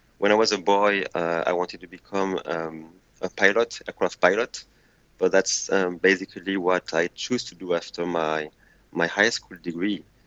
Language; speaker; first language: English; non-native, fluent; French